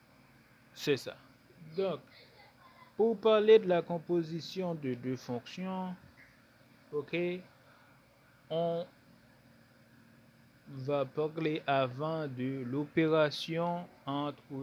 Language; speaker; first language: French; non-native, local second language; Haitian Creole